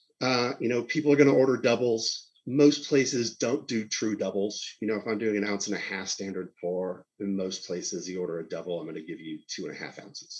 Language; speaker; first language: English; native; English